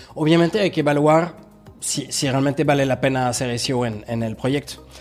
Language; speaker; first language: Spanish; non-native, fluent; French